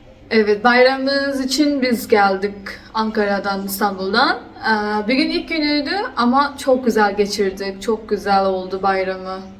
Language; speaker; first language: Turkish; non-native, learner; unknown